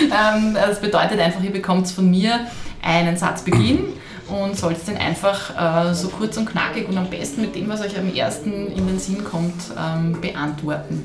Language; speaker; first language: German; native; German